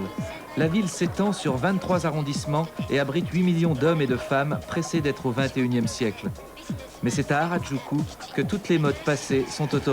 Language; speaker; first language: French; native; French